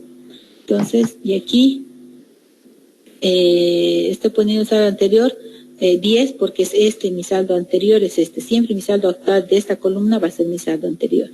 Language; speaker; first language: Spanish; native; Spanish